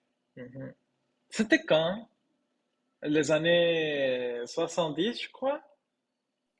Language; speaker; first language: French; non-native, fluent; Spanish